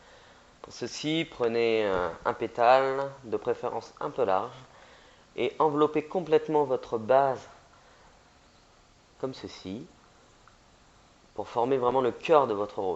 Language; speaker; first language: French; native; French